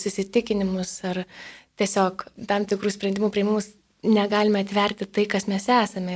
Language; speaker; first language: Lithuanian; native; Lithuanian